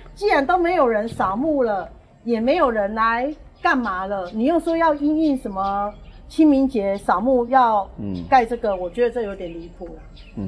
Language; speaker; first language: Chinese; native; Chinese